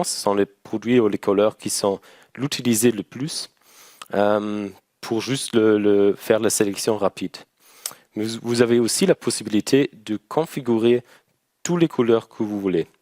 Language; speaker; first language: French; non-native, learner; German